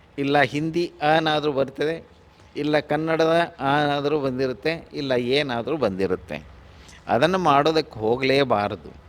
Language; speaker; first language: Kannada; non-native, local second language; Lambadi